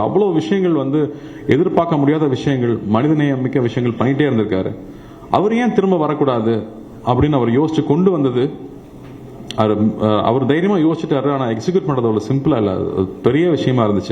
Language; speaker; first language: Tamil; native; Tamil